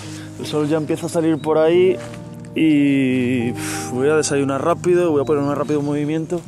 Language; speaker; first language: Spanish; native; Spanish